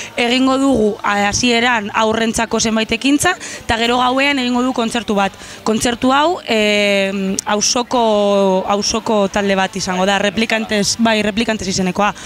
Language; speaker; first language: Basque; non-native, local second language; Spanish